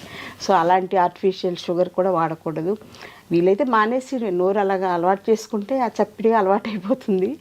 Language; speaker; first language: Telugu; native; Telugu